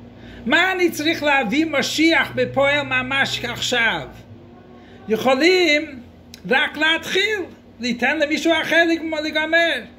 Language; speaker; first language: Hebrew; non-native, fluent; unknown